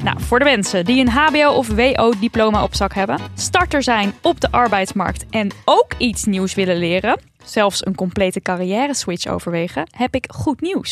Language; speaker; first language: Dutch; native; Dutch